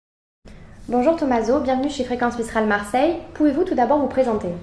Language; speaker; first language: French; native; French